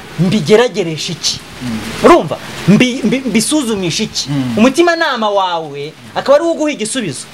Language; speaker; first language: Kinyarwanda; native; Kinyarwanda